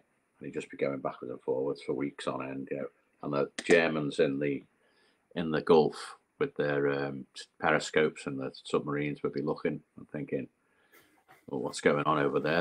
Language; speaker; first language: English; native; English